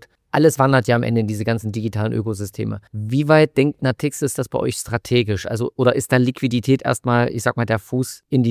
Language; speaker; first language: German; native; German